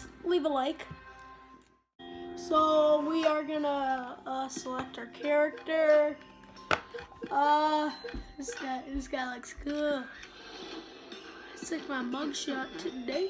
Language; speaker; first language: English; native; English